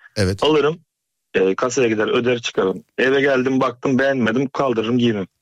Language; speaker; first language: Turkish; native; Turkish